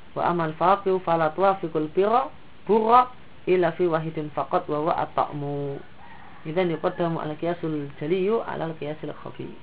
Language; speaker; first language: Arabic; non-native, fluent; Indonesian